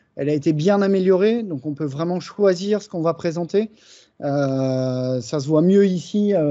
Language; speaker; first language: French; native; French